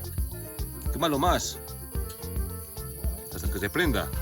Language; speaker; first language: Spanish; native; Spanish